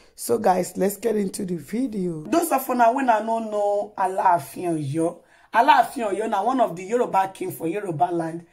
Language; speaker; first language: Nigerian Pidgin; non-native, local second language; Yoruba